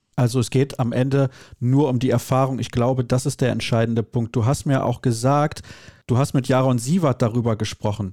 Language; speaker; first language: German; native; German